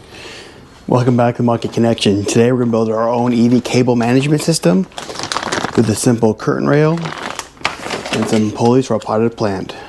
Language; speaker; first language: English; native; English